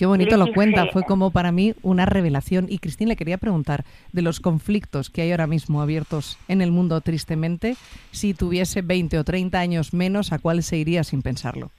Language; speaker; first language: Spanish; native; Spanish